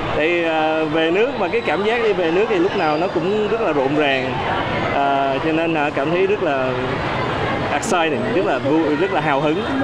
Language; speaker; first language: Vietnamese; native; Vietnamese